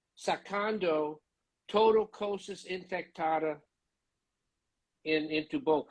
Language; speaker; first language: Spanish; non-native, learner; English